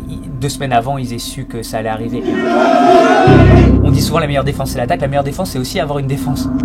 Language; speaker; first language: French; native; French